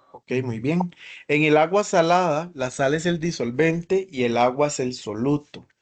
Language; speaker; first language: Spanish; native; Spanish